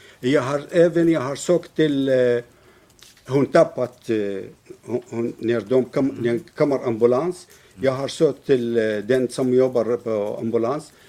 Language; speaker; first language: Swedish; non-native, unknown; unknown